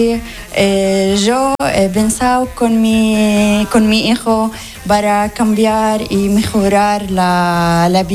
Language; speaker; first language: Spanish; non-native, learner; Arabic